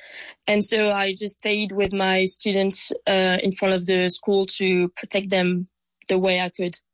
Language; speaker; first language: English; non-native, fluent; French